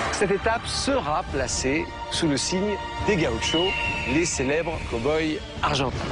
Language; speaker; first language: French; native; French